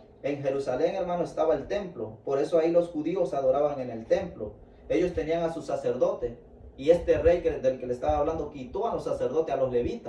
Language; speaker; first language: Spanish; native; Spanish